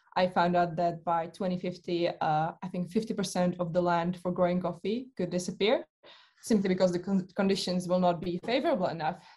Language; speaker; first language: English; non-native, fluent; Czech